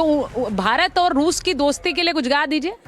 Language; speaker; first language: Hindi; native; Hindi